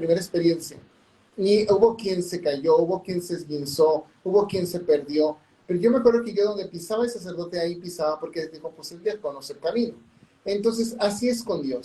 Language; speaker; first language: Spanish; native; Spanish